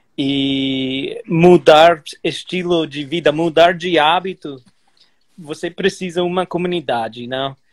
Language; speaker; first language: Portuguese; non-native, learner; English